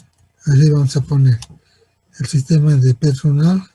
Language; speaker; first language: Spanish; native; Spanish